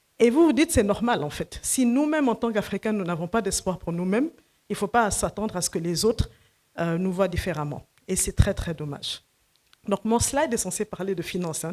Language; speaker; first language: French; non-native, local second language; Fula